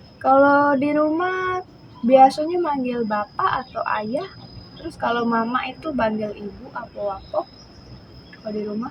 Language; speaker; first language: Indonesian; native; Indonesian